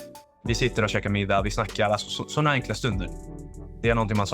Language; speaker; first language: Swedish; non-native, fluent; Spanish